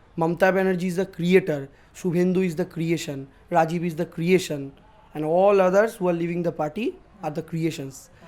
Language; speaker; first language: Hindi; non-native, local second language; Bangla